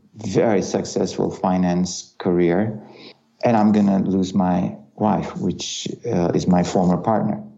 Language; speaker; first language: English; non-native, fluent; Turkish